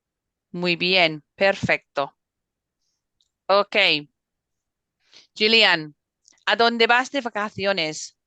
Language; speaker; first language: Spanish; non-native, fluent; English